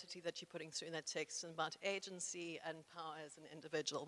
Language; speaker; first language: English; native; English